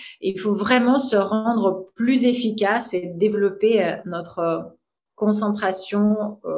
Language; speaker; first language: French; non-native, fluent; Russian